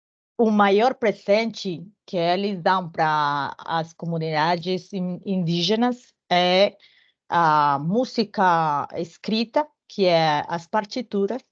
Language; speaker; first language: Portuguese; non-native, learner; Spanish